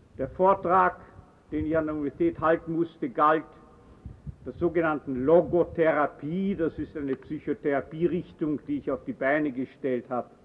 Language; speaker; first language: German; native; German